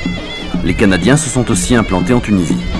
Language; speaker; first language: French; native; French